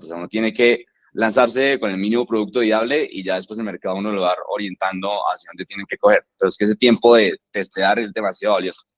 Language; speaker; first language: Spanish; native; Spanish